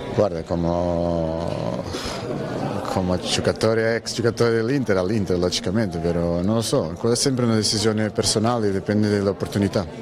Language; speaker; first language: Italian; non-native, fluent; Portuguese